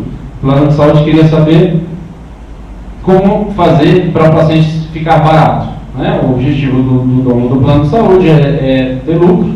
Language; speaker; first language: Portuguese; native; Portuguese